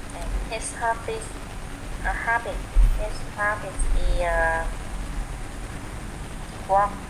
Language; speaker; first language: English; non-native, learner; Vietnamese